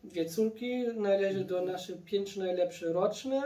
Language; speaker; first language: Polish; early bilingual, heritage; German